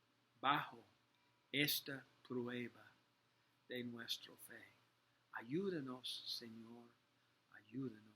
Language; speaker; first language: Spanish; non-native, learner; English